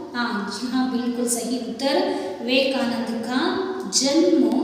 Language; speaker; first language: Hindi; non-native, local second language; Kannada